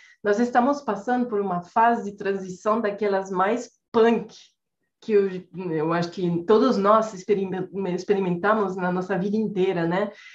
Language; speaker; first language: Portuguese; non-native, fluent; French